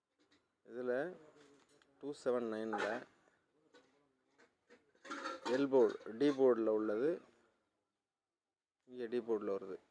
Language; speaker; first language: Tamil; native; Tamil